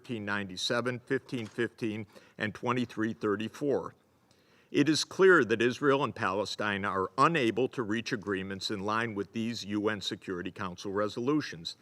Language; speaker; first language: English; native; English